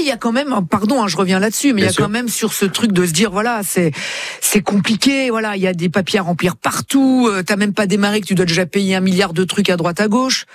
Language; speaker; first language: French; native; French